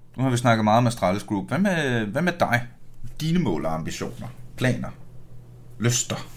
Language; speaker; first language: Danish; native; Danish